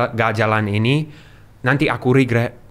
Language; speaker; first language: Indonesian; non-native, learner; English